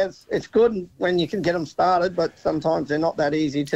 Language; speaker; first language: English; native; English